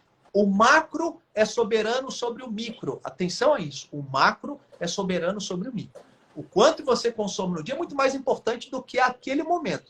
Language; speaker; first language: Portuguese; native; Portuguese